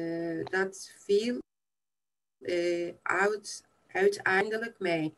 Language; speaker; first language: Dutch; non-native, learner; Turkish